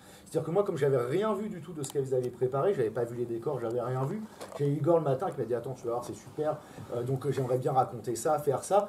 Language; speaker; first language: French; native; French